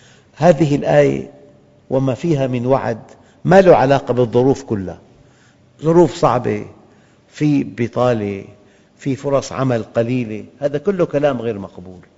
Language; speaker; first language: Arabic; native; Arabic